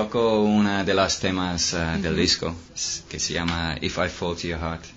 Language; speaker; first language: Spanish; non-native, fluent; English